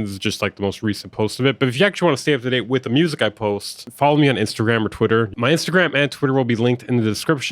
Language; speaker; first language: English; native; English